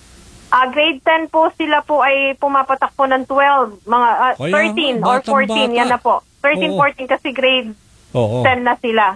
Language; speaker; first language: Filipino; native; Filipino